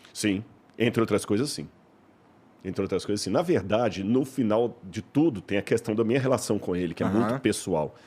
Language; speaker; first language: Portuguese; native; Portuguese